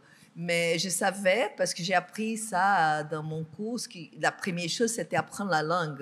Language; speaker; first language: French; non-native, fluent; Portuguese